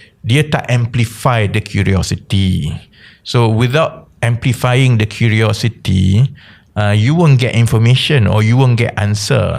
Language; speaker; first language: English; non-native, local second language; Malay